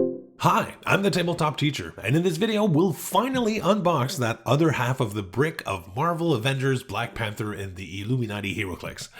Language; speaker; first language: English; native; English